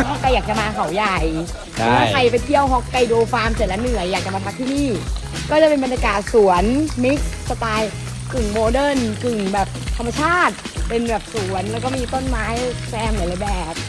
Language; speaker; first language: Thai; native; Thai